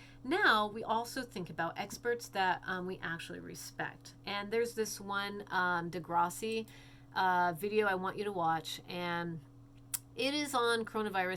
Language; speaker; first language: English; native; English